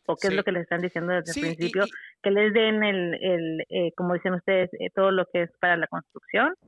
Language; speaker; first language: Spanish; native; Spanish